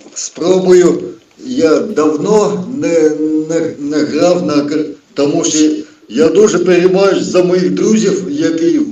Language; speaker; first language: Ukrainian; early bilingual, heritage; Russian